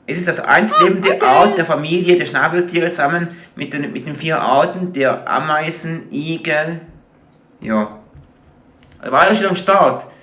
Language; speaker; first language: German; native; German